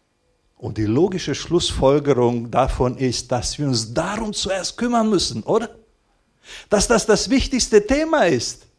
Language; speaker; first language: German; non-native, fluent; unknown